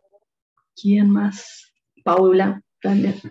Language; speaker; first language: Spanish; native; Spanish